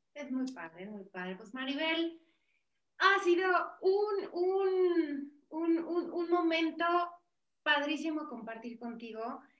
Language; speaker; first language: Spanish; native; Spanish